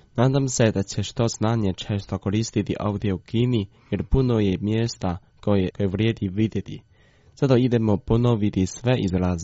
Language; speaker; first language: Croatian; non-native, fluent; Chinese